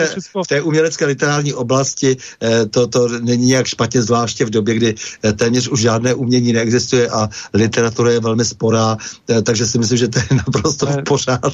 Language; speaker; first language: Czech; native; Czech